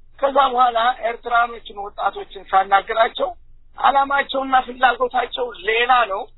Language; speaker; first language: Amharic; native; Amharic